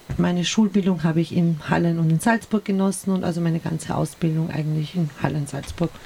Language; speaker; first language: German; early bilingual, other home language; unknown